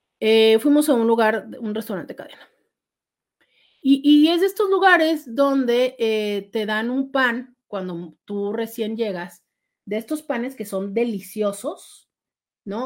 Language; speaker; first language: Spanish; native; Spanish